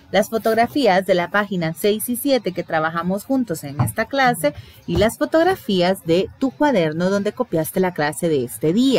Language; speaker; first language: Spanish; native; Spanish